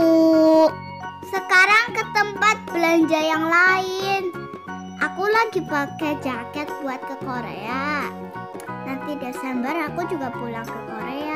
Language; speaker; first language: Indonesian; early bilingual, other home language; Korean